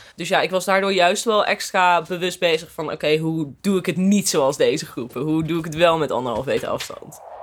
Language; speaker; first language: Dutch; native; Dutch